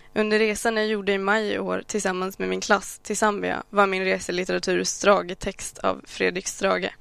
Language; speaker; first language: Swedish; early bilingual, other home language; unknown